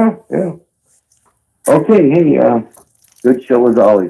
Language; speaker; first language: English; native; English